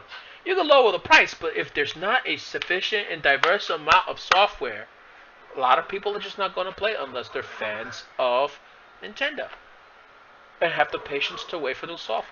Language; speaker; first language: English; native; English